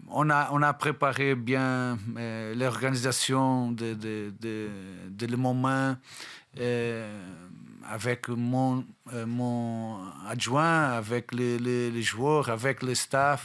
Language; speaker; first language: French; non-native, fluent; Portuguese